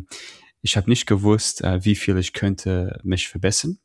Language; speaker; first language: German; non-native, learner; English